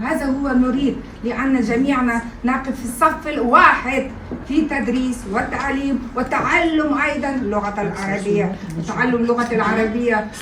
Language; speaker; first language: Arabic; non-native, fluent; Kazakh